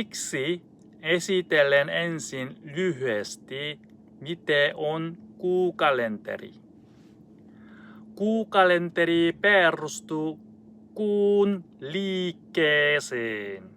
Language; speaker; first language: Finnish; non-native, learner; Korean